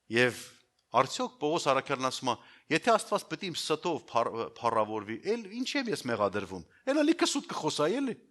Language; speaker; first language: Armenian; native; Armenian